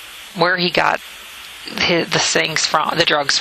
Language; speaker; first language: English; native; English